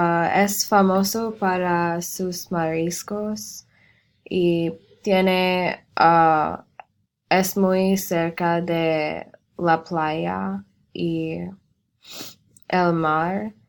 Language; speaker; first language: Spanish; non-native, learner; English